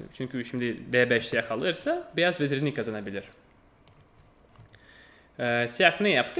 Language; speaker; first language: Turkish; non-native, fluent; Russian